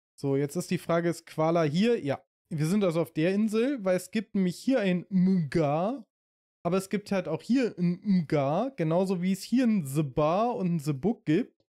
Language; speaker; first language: German; native; German